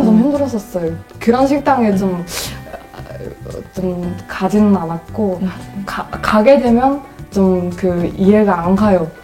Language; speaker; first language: Korean; non-native, fluent; Mongolian